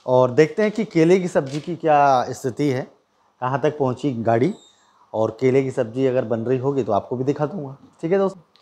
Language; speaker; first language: Hindi; native; Hindi